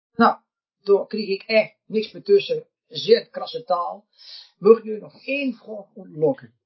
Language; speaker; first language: Dutch; native; Dutch